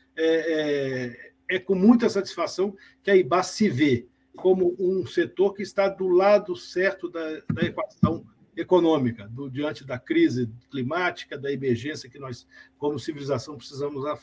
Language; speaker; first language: Portuguese; native; Portuguese